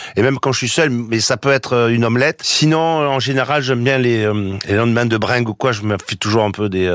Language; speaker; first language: French; native; French